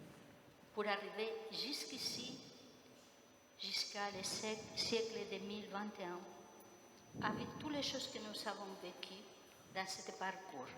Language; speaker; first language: French; non-native, fluent; Spanish